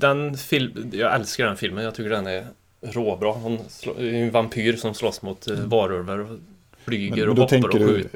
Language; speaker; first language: Swedish; native; Swedish